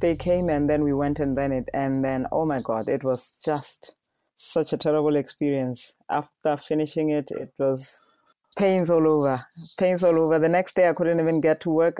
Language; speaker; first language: English; non-native, local second language; Tswana